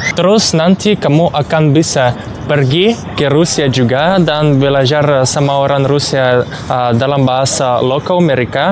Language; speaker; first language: Indonesian; non-native, learner; Russian